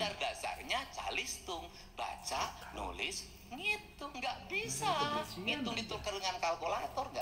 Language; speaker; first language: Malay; non-native, local second language; Sundanese